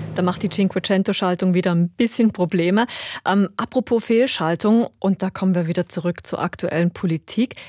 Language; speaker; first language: German; native; German